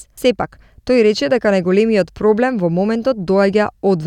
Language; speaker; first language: Macedonian; native; Macedonian